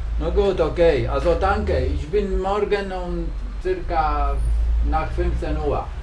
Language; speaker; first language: German; non-native, learner; Polish